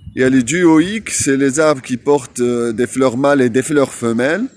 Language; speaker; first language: French; non-native, local second language; Arabic